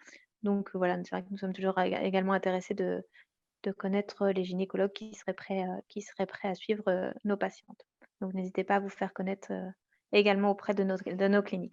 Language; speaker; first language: French; native; French